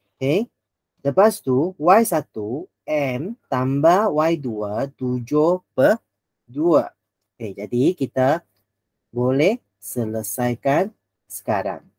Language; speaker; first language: Malay; non-native, local second language; Chinese